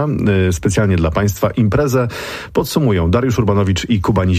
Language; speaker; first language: Polish; native; Polish